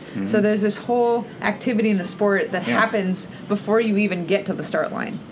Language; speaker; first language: English; native; English